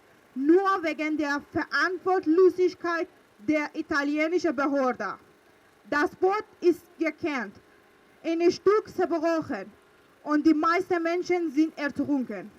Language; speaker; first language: German; early bilingual, other home language; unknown